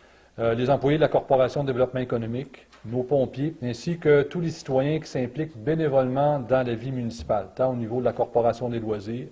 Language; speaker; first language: French; native; French